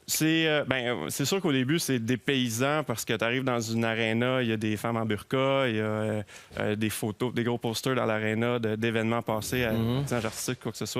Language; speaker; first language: French; native; French